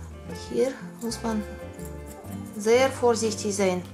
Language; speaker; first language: German; non-native, learner; Russian